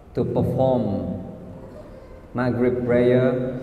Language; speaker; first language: English; non-native, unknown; Indonesian